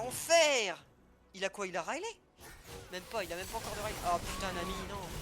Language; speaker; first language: French; native; French